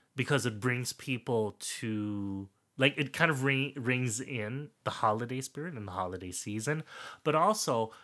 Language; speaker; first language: English; non-native, fluent; German